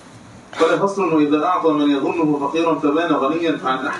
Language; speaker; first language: Arabic; native; Arabic